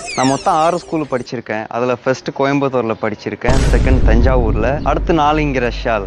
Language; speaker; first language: Tamil; early bilingual, heritage; Tamil